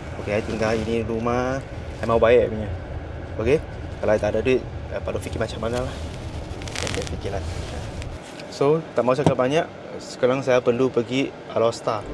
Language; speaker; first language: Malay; non-native, local second language; Chinese